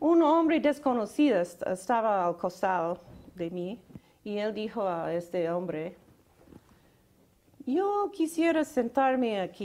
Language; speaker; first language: Spanish; non-native, fluent; English